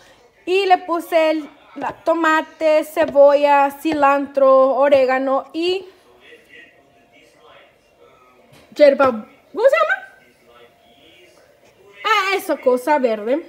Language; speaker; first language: Spanish; early bilingual, heritage; Spanish